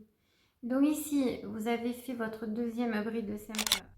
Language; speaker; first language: French; native; French